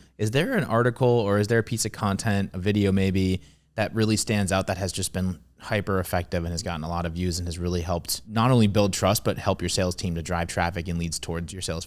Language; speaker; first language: English; native; English